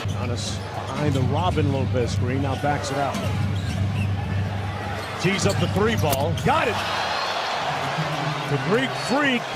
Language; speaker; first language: English; native; English